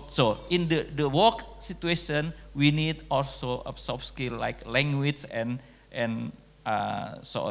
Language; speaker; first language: English; non-native, local second language; Indonesian